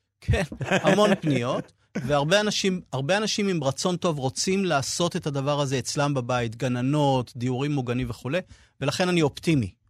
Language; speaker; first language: Hebrew; native; Hebrew